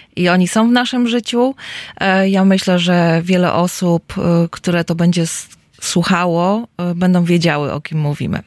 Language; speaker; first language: Polish; native; Polish